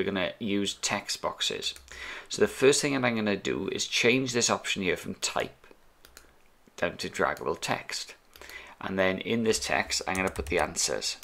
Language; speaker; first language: English; native; English